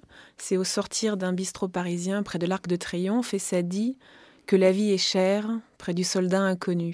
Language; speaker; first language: French; native; French